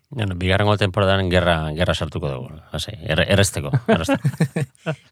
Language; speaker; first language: Basque; native; Basque